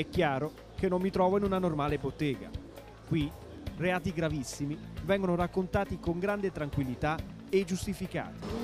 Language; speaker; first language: Italian; native; Italian